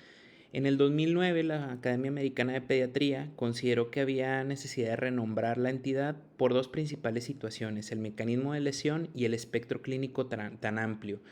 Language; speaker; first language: Spanish; native; Spanish